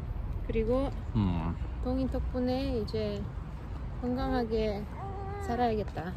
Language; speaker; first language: Korean; non-native, fluent; Russian